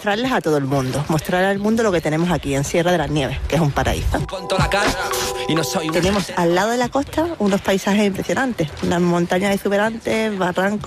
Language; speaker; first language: Spanish; native; Spanish